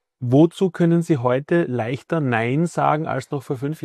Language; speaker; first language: German; native; German